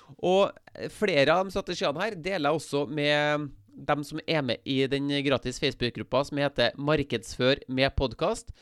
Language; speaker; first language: Norwegian; native; Norwegian